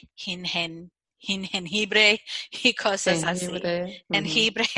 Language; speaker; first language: Spanish; non-native, fluent; English